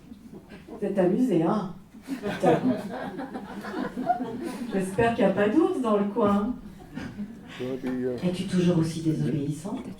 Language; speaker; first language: French; native; French